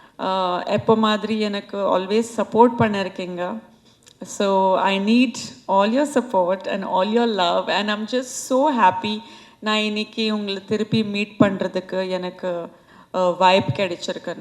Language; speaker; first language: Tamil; non-native, fluent; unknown